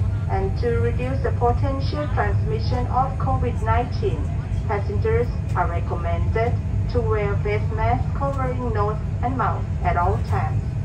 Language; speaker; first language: English; non-native, fluent; Thai